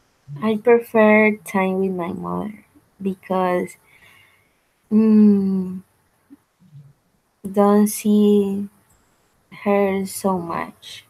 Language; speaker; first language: English; non-native, learner; Spanish